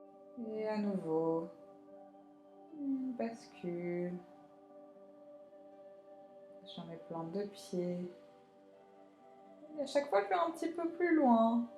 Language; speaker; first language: French; native; French